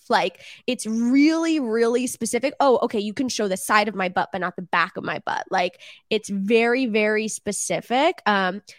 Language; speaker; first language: English; native; English